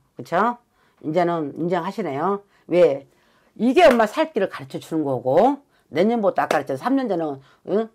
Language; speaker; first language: Korean; native; Korean